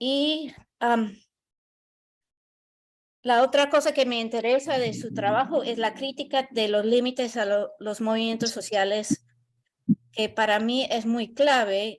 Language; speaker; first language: Spanish; non-native, learner; English